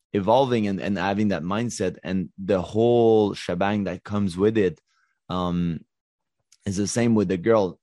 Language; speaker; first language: English; native; English